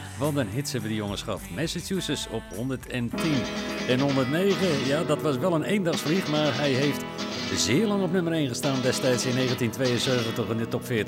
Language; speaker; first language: Dutch; native; Dutch